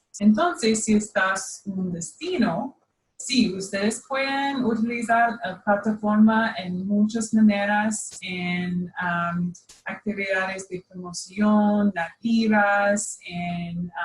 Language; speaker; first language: Spanish; non-native, fluent; English